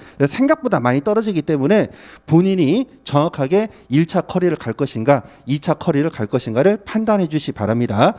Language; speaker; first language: Korean; native; Korean